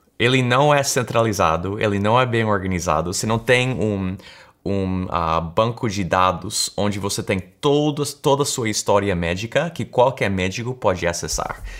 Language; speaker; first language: Portuguese; early bilingual, heritage; English